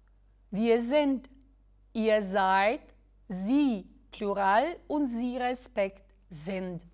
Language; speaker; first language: German; non-native, fluent; Albanian